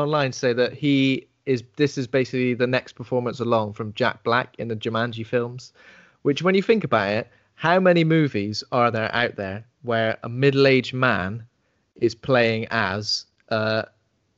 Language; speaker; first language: English; native; English